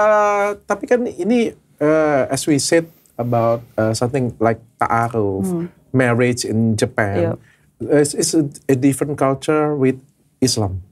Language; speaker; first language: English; non-native, learner; Indonesian